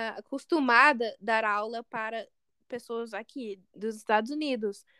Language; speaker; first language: Portuguese; non-native, fluent; English